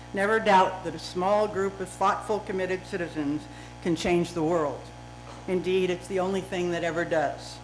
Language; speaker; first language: English; native; English